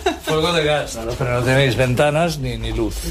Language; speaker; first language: Spanish; native; Spanish